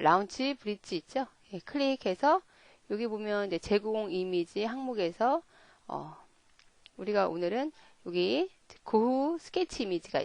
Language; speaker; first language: Korean; native; Korean